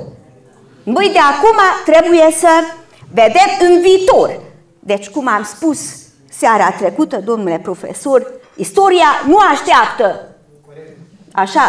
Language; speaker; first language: Romanian; non-native, local second language; Hungarian